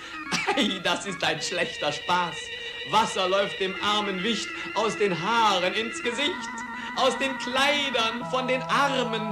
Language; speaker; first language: German; native; German